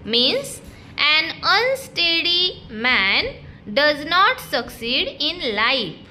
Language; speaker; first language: English; non-native, local second language; Marathi